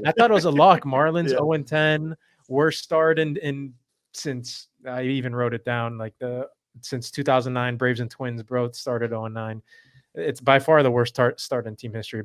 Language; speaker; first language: English; native; English